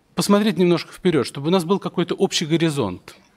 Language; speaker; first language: Russian; native; Russian